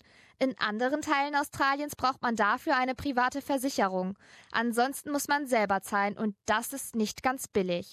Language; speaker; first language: German; native; German